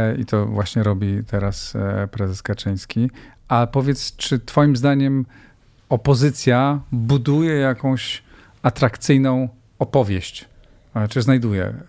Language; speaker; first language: Polish; native; Polish